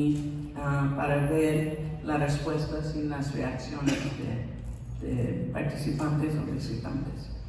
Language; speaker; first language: Spanish; non-native, fluent; English